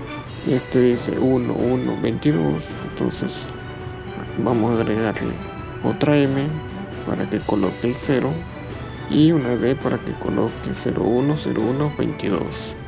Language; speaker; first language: Spanish; native; Spanish